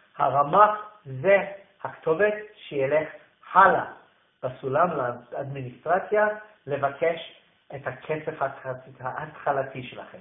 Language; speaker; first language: Hebrew; non-native, fluent; English